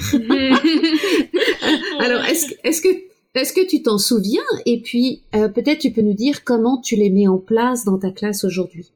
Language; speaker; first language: French; native; French